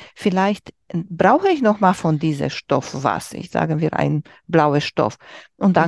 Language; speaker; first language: German; non-native, learner; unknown